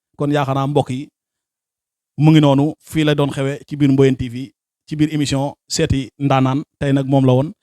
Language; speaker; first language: Wolof; native; Wolof